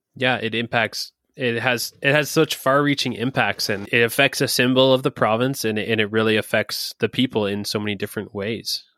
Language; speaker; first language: English; native; English